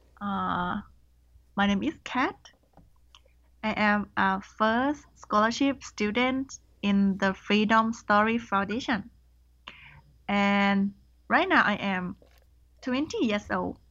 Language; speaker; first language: English; non-native, learner; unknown